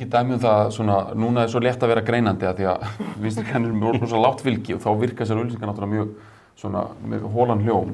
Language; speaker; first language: Icelandic; native; Icelandic